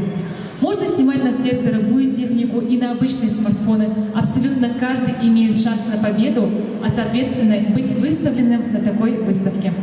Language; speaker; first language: Russian; native; Russian